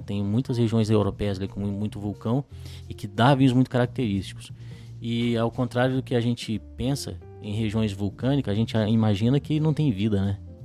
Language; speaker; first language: Portuguese; native; Portuguese